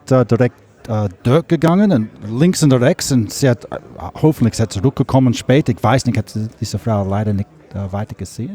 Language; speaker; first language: German; non-native, learner; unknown